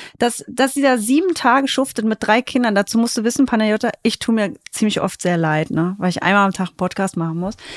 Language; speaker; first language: German; native; German